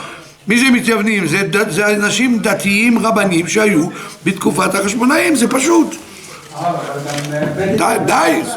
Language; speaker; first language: Hebrew; non-native, fluent; French